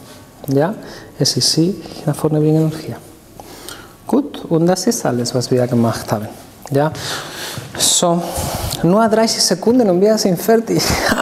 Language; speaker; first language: German; non-native, fluent; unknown